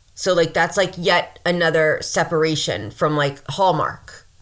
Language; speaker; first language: English; native; English